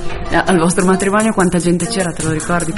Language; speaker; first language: Italian; native; Italian